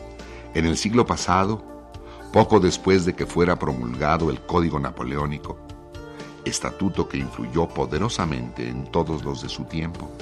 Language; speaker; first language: Spanish; native; Spanish